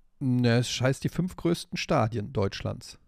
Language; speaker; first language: German; native; German